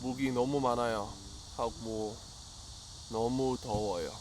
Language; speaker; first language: Korean; non-native, fluent; Chinese